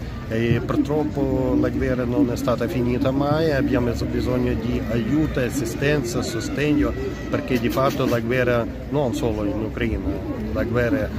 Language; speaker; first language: Italian; non-native, learner; Ukrainian